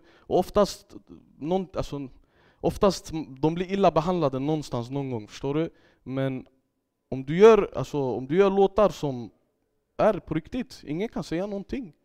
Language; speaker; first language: Swedish; early bilingual, other home language; Kurdish